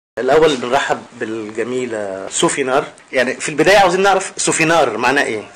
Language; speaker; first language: Arabic; native; Arabic